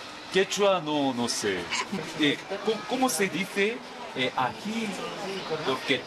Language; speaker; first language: Spanish; non-native, learner; Korean